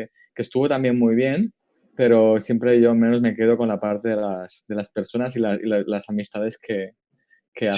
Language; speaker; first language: Spanish; native; Spanish